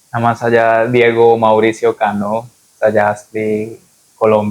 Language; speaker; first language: Indonesian; non-native, fluent; Spanish